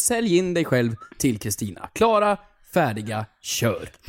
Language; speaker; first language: Swedish; native; Swedish